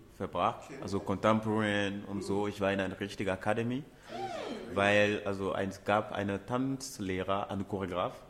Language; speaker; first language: German; non-native, fluent; Ewe